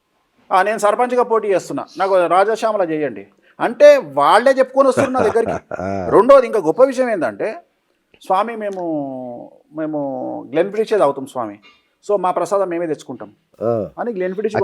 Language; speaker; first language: Telugu; native; Telugu